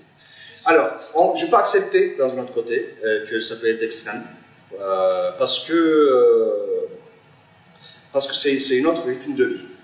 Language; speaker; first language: French; non-native, fluent; Turkish